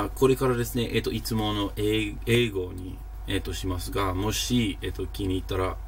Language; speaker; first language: Japanese; non-native, learner; English